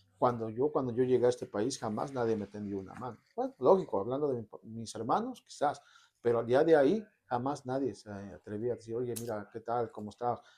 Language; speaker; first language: Spanish; native; Spanish